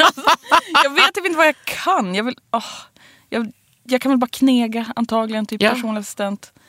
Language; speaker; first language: Swedish; native; Swedish